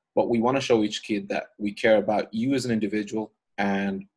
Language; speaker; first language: English; native; English